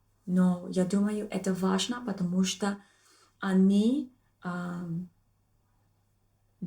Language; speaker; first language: Russian; non-native, learner; English